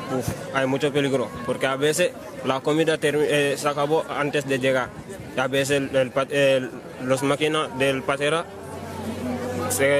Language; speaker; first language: Spanish; non-native, learner; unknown